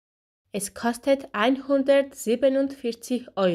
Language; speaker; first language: German; non-native, fluent; Georgian